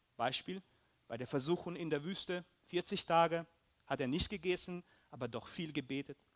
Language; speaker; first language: German; early bilingual, heritage; Spanish